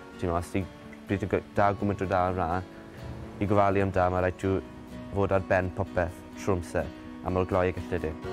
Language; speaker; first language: Welsh; native; Welsh